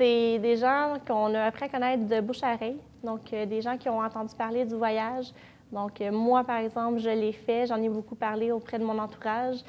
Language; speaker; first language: French; native; French